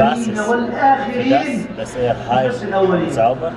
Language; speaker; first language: German; non-native, fluent; Arabic